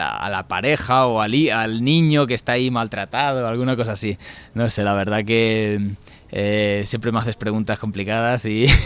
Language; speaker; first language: Spanish; native; Spanish